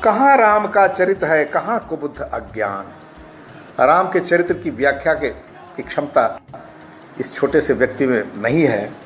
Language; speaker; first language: Hindi; native; Hindi